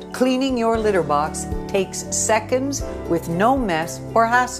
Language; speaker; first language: English; native; English